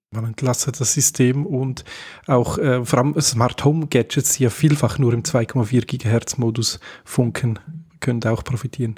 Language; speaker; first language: German; native; German